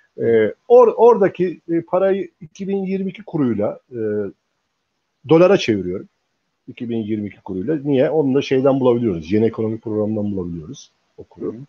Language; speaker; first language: Turkish; native; Turkish